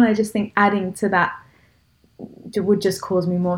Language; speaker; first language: English; native; English